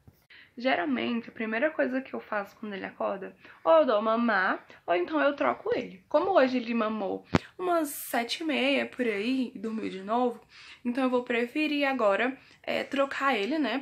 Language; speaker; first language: Portuguese; native; Portuguese